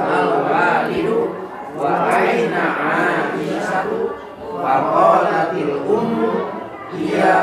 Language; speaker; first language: Arabic; non-native, learner; Indonesian